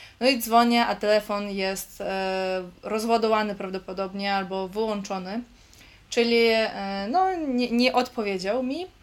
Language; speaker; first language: Polish; native; Polish